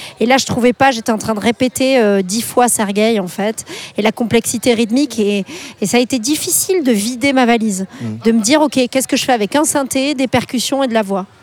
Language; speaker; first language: French; native; French